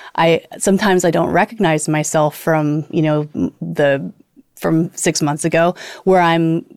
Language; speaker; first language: English; native; English